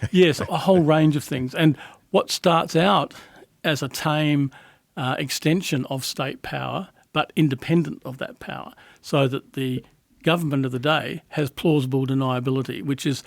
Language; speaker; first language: English; native; English